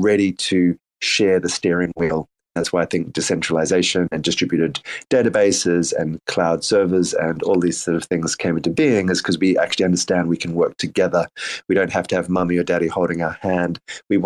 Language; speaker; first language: English; native; English